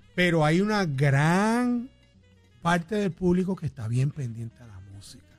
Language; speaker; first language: Spanish; native; Spanish